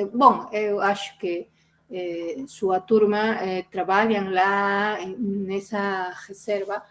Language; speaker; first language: Portuguese; non-native, fluent; Spanish